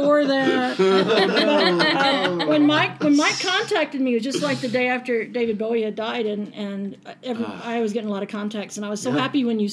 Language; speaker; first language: English; native; English